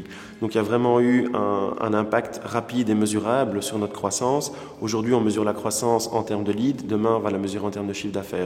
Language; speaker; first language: French; native; French